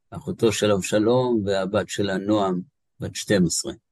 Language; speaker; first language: Hebrew; native; Hebrew